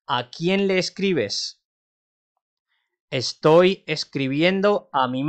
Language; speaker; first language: Spanish; non-native, fluent; Urdu